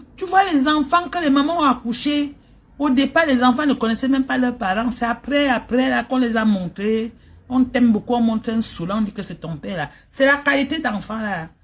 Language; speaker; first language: French; native; French